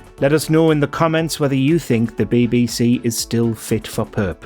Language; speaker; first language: English; native; English